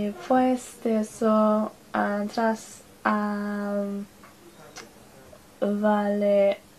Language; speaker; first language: Spanish; non-native, learner; English